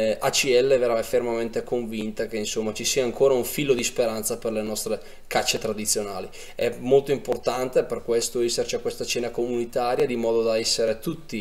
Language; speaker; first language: Italian; native; Italian